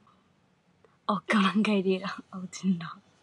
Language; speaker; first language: Thai; non-native, learner; Japanese